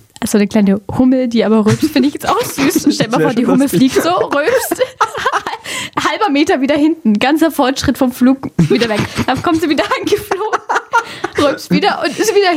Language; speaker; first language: German; native; German